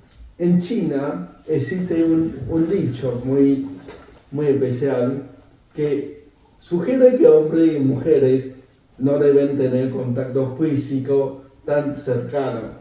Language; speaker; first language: Spanish; non-native, fluent; Chinese